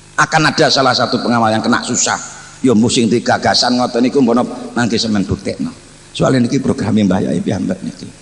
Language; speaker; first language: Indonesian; non-native, local second language; Javanese